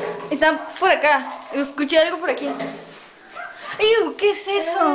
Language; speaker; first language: Spanish; native; Spanish